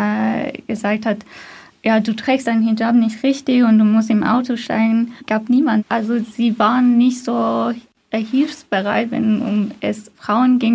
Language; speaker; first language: German; non-native, fluent; Persian